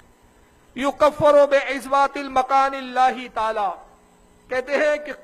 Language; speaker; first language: Urdu; native; Urdu